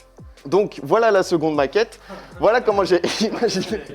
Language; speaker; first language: French; native; French